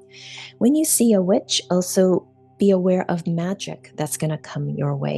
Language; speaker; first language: English; native; English